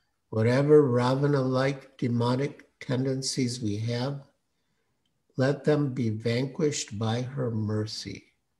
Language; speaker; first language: English; native; English